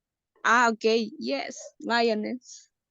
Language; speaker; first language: English; non-native, learner; Spanish